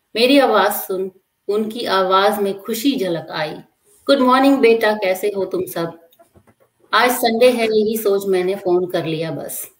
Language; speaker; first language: Hindi; native; Hindi